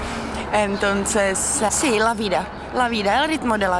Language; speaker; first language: Spanish; non-native, learner; Czech